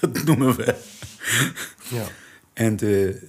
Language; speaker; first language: Dutch; non-native, learner; Persian